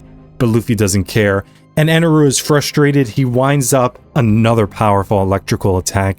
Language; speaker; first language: English; native; English